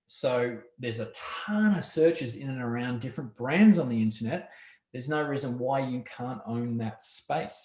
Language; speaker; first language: English; native; English